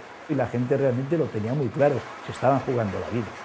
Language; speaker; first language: Spanish; native; Spanish